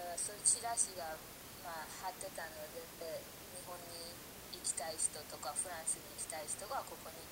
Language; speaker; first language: Japanese; non-native, fluent; Persian